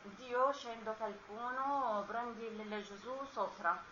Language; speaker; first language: Italian; non-native, learner; Arabic